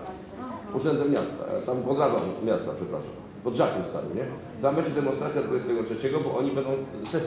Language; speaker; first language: Polish; native; Polish